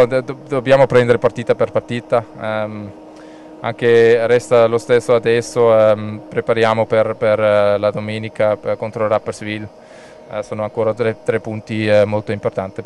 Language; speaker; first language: Italian; non-native, local second language; German